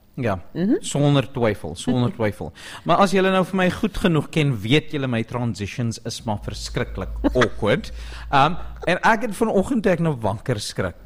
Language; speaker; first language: Afrikaans; non-native, local second language; English